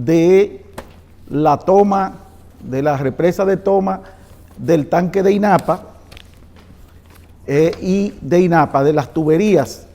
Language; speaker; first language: Spanish; native; Spanish